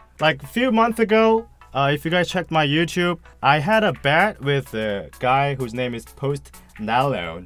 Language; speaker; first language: English; non-native, fluent; Korean